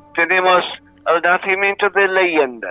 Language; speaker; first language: Spanish; non-native, fluent; English